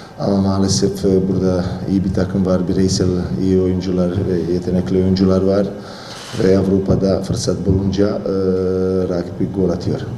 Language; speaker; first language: Turkish; non-native, learner; Croatian